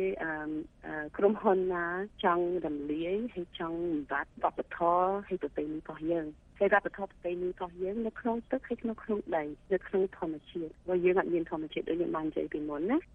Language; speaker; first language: Khmer; early bilingual, heritage; Khmer